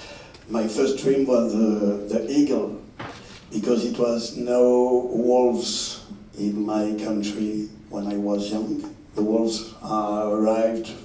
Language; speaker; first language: English; non-native, learner; French